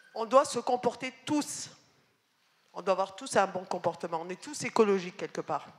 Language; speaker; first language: French; native; French